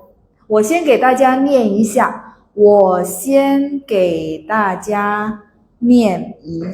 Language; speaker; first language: Chinese; non-native, fluent; Indonesian